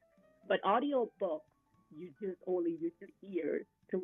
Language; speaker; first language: English; non-native, fluent; Thai